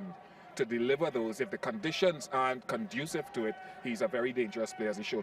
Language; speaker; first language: English; native; English